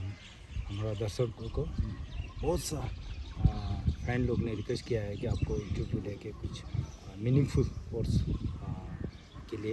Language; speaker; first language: Hindi; non-native, local second language; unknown